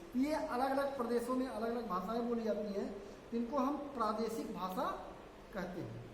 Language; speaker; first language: Hindi; native; Hindi